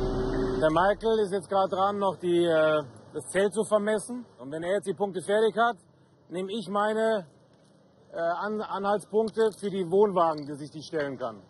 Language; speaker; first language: German; native; German